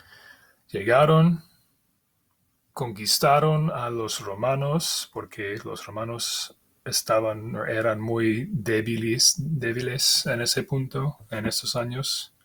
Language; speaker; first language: Spanish; non-native, fluent; English